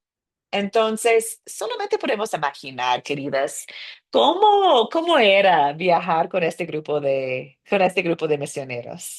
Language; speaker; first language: Spanish; non-native, fluent; English